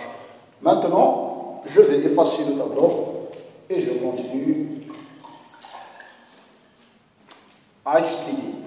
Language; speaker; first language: French; non-native, local second language; Arabic